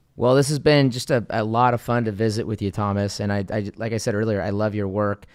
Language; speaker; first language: English; native; English